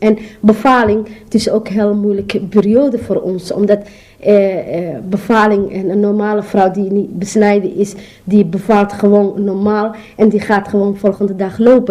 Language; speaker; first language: Dutch; non-native, learner; Somali